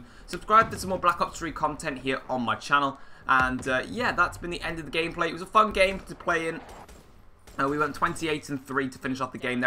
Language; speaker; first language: English; native; English